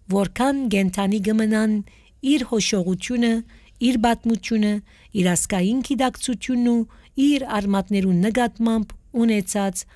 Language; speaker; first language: Armenian; native; Armenian